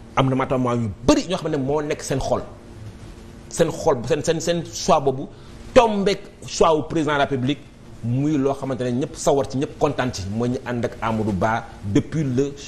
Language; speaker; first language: Wolof; non-native, local second language; Fula